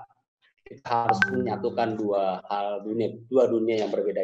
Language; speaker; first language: Indonesian; native; Indonesian